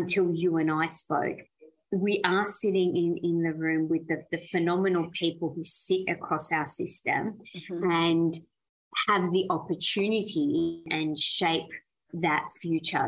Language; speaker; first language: English; early bilingual, other home language; Persian